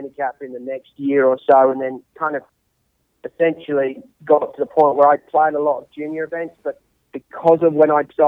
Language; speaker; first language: English; native; English